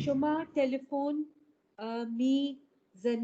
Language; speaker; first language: Persian; non-native, learner; Urdu